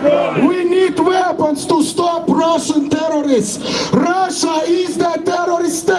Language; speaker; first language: English; non-native, fluent; Ukrainian